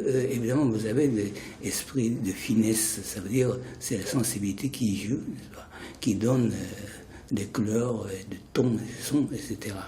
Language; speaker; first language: French; non-native, fluent; Japanese